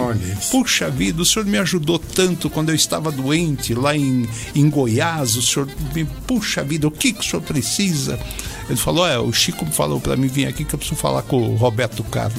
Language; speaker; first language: Portuguese; native; Portuguese